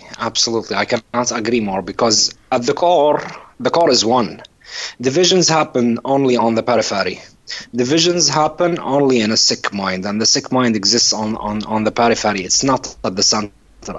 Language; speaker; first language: English; non-native, fluent; Arabic